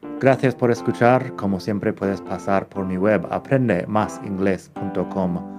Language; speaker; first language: Spanish; non-native, fluent; English